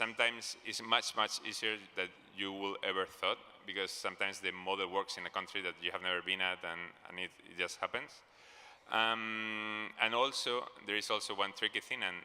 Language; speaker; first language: English; non-native, fluent; Spanish